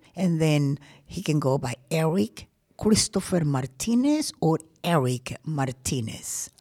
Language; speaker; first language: English; non-native, fluent; Spanish